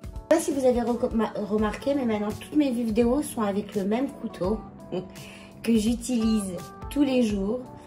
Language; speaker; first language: French; native; French